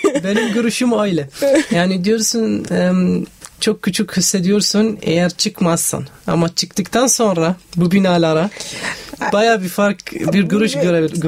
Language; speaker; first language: Turkish; non-native, learner; Arabic